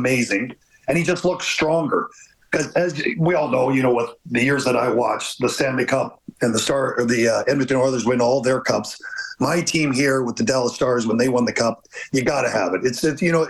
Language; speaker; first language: English; native; English